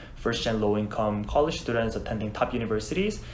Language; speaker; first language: English; non-native, fluent; Korean